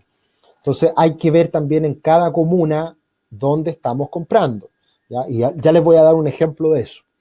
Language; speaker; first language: Spanish; native; Spanish